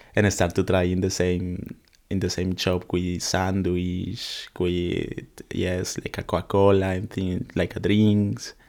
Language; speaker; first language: English; non-native, learner; Spanish